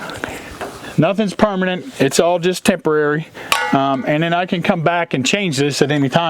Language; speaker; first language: English; native; English